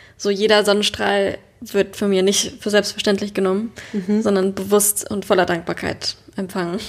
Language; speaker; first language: German; native; German